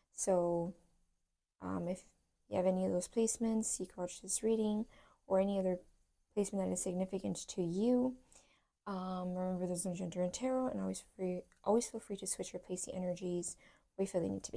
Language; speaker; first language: English; native; English